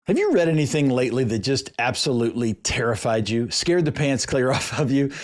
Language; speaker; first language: English; native; English